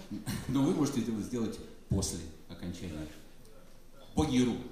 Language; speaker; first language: Russian; native; Russian